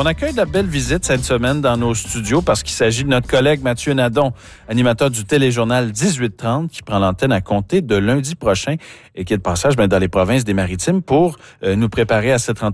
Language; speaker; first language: French; native; French